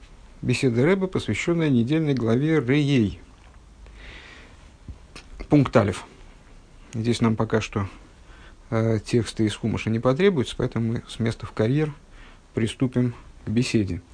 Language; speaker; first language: Russian; native; Russian